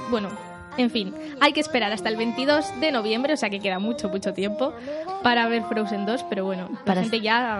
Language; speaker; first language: Spanish; native; Spanish